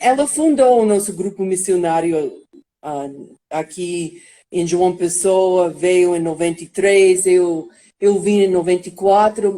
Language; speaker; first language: Portuguese; non-native, fluent; English